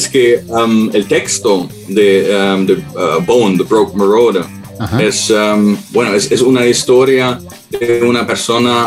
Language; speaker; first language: Spanish; non-native, learner; German